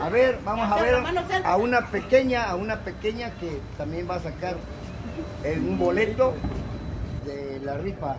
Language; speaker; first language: Spanish; native; Spanish